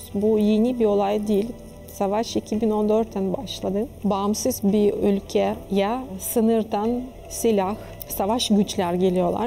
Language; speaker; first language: Turkish; non-native, fluent; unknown